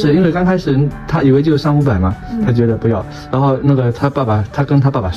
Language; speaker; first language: Chinese; native; Chinese